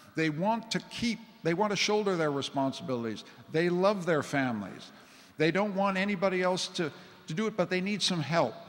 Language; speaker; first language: English; native; English